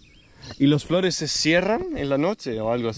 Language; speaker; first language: Spanish; non-native, learner; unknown